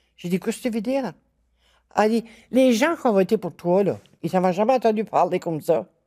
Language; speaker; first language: French; native; French